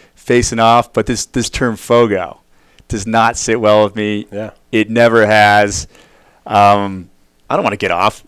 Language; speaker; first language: English; native; English